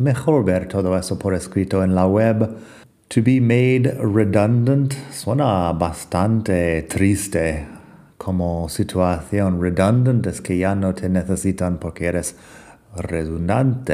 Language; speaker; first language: Spanish; non-native, fluent; English